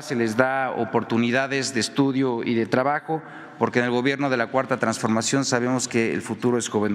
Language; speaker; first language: Spanish; native; Spanish